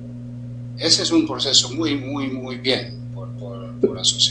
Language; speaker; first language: Spanish; non-native, fluent; German